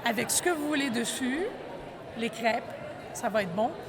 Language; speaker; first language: French; non-native, fluent; English